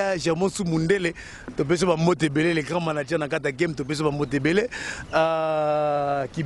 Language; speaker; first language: French; non-native, local second language; Lingala